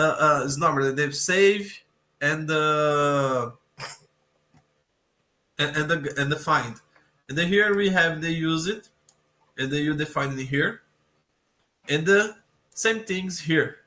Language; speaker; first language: English; non-native, learner; Portuguese